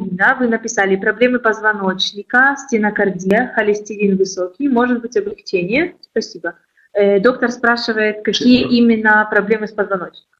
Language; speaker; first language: Polish; non-native, learner; Russian